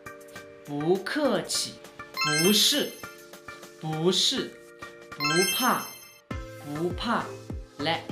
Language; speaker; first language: Chinese; non-native, fluent; Lao